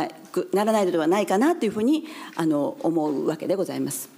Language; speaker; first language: Japanese; native; Japanese